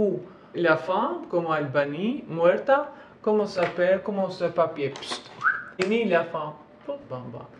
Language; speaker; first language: French; non-native, learner; Albanian